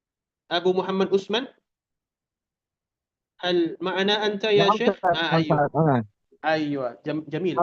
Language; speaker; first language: Arabic; non-native, fluent; Indonesian